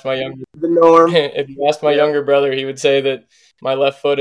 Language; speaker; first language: English; native; English